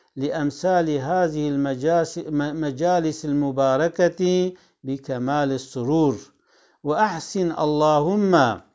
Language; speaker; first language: Arabic; non-native, fluent; Kurdish